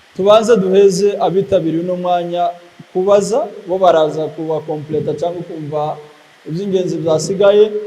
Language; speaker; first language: Kinyarwanda; native; Kinyarwanda